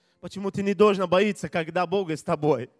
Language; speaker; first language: Russian; non-native, learner; Portuguese